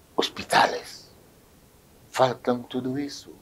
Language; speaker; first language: Spanish; non-native, fluent; Haitian Creole